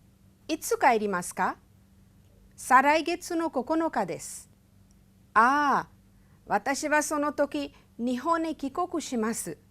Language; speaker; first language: Japanese; non-native, fluent; Hindi